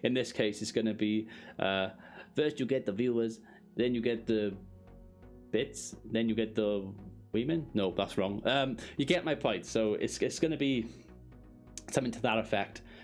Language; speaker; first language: English; native; English